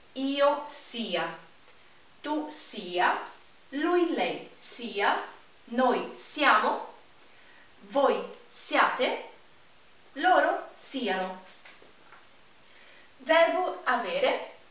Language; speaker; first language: Italian; non-native, fluent; Portuguese